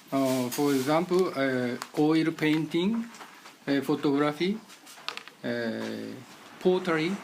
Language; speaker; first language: English; non-native, learner; Japanese